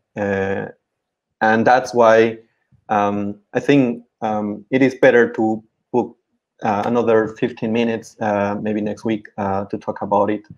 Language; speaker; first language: English; non-native, fluent; Spanish